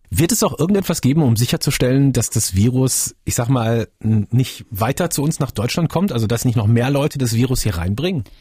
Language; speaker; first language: German; native; German